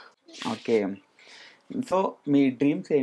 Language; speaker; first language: Telugu; native; Telugu